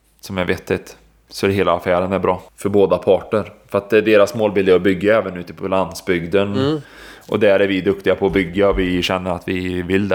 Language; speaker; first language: Swedish; native; Swedish